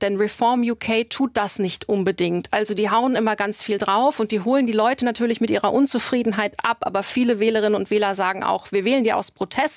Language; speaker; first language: German; native; German